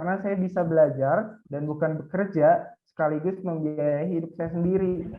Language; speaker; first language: Indonesian; native; Indonesian